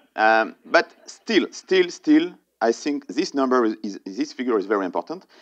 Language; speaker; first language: English; non-native, fluent; French